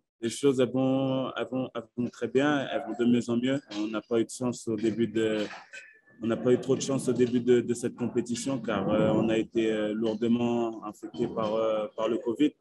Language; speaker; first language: French; native; French